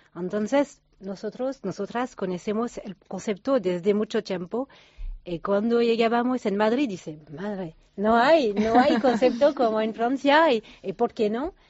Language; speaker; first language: Spanish; non-native, learner; French